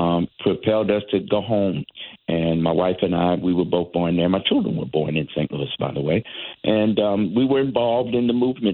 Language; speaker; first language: English; native; English